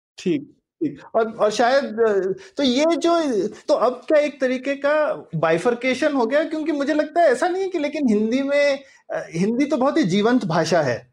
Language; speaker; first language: Hindi; native; Hindi